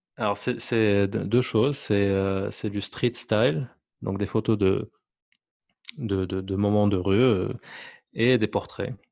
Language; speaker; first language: French; non-native, local second language; Arabic